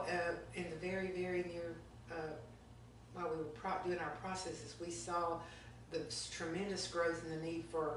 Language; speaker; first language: English; native; English